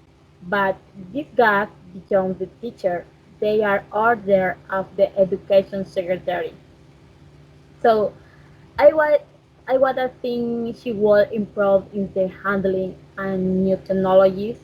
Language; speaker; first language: English; non-native, learner; Spanish